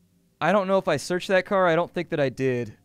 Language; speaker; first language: English; native; English